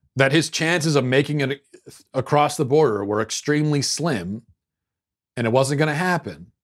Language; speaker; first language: English; native; English